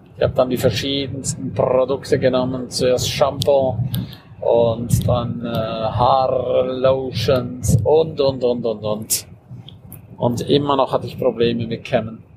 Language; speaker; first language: German; non-native, local second language; Romansh